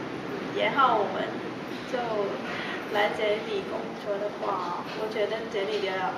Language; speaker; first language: Chinese; non-native, local second language; Cantonese